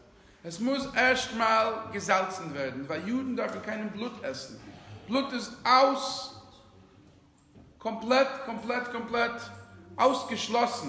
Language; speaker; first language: German; non-native, fluent; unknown